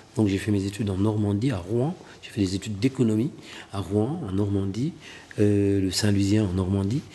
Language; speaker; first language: French; non-native, local second language; Wolof